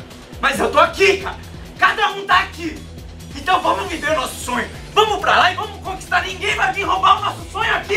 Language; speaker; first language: Portuguese; native; Portuguese